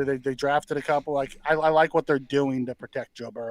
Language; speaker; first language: English; native; English